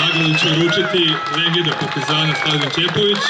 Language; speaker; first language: Croatian; native; Croatian